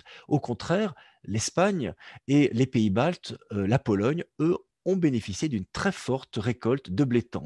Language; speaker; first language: French; native; French